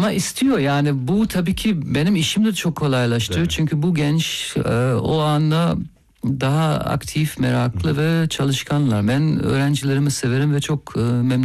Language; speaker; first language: Turkish; non-native, fluent; German